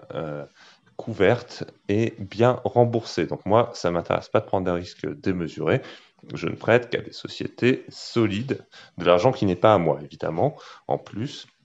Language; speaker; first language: French; native; French